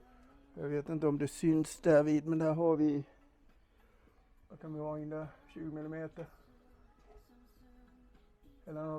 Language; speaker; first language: Swedish; native; Swedish